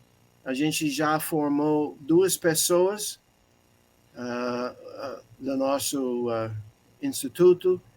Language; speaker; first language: Portuguese; non-native, fluent; English